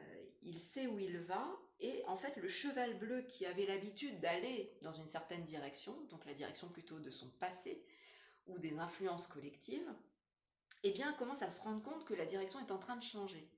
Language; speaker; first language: French; native; French